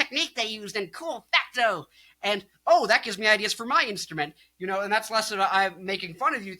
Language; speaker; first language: English; native; English